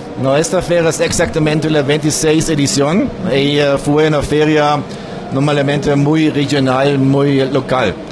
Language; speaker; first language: Spanish; non-native, learner; German